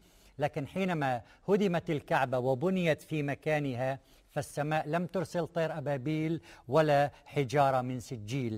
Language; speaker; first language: Arabic; native; Arabic